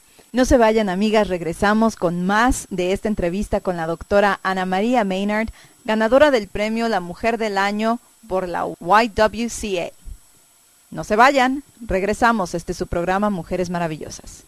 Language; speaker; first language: Spanish; native; Spanish